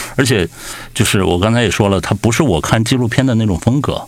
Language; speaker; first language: Chinese; native; Chinese